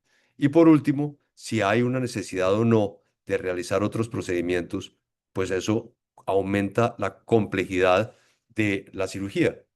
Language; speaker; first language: Spanish; native; Spanish